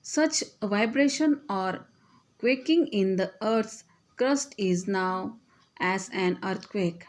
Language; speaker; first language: English; non-native, local second language; Marathi